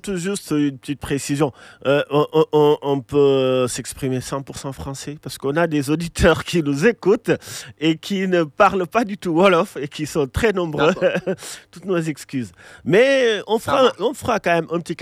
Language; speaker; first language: French; non-native, local second language; Wolof